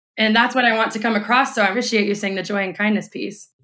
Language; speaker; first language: English; native; English